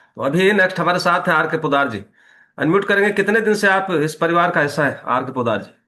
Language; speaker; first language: Hindi; native; Hindi